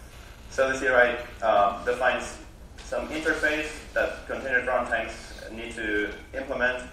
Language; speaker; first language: English; non-native, fluent; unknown